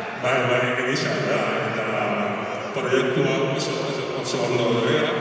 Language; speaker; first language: Basque; non-native, learner; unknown